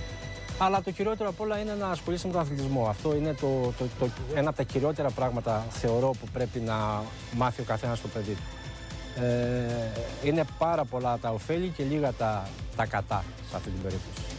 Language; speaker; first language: Greek; native; Greek